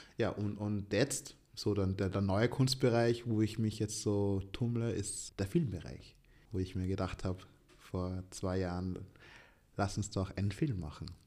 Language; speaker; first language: German; early bilingual, other home language; Swahili